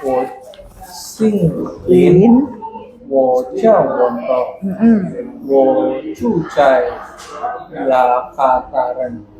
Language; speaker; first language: Chinese; non-native, learner; Indonesian